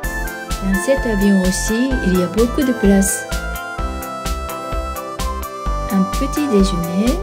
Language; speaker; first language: French; non-native, fluent; Japanese